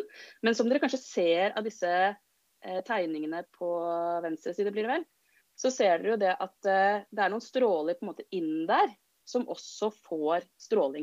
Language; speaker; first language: Norwegian; native; Norwegian